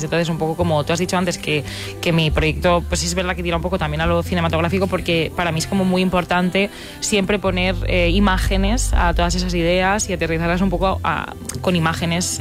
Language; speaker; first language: Spanish; native; Spanish